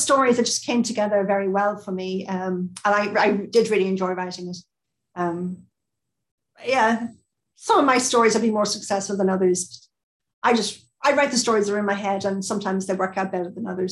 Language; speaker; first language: English; native; English